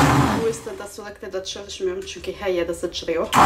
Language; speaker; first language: Turkish; non-native, fluent; German